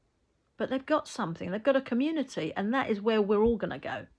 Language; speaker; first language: English; native; English